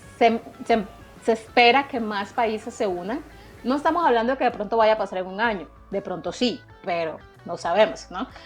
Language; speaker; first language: Spanish; native; Spanish